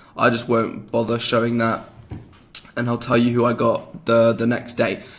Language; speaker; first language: English; native; English